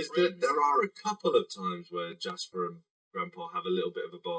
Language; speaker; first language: English; native; English